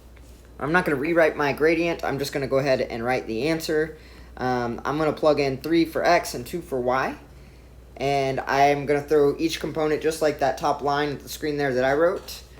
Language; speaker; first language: English; native; English